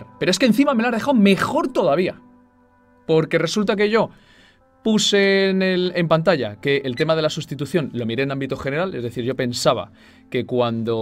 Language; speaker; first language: Spanish; native; Spanish